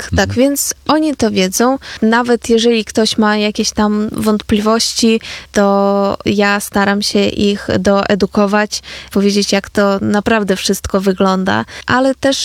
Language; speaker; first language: Polish; non-native, fluent; Ukrainian